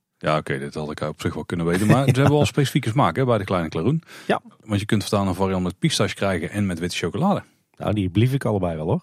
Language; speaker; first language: Dutch; native; Dutch